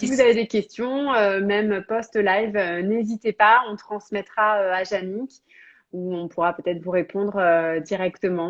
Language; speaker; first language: French; native; French